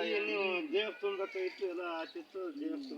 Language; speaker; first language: Kannada; native; Kannada